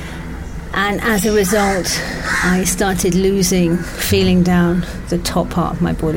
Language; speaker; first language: English; native; English